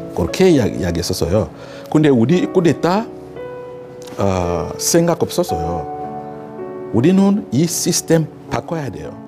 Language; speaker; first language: Korean; non-native, learner; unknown